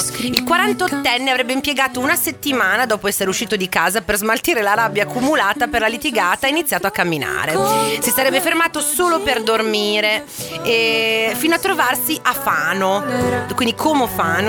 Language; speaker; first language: Italian; native; Italian